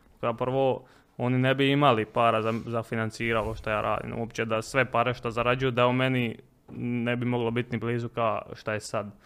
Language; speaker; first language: Croatian; native; Croatian